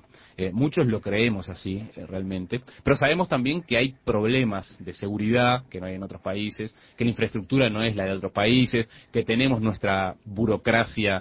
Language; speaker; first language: Spanish; native; Spanish